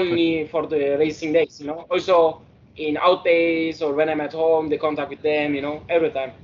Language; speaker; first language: Norwegian; early bilingual, heritage; Norwegian